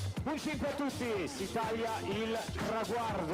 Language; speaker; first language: Italian; native; Italian